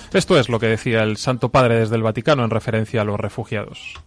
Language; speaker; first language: Spanish; native; Spanish